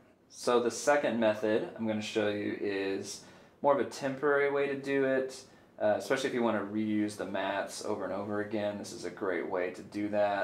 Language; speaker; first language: English; native; English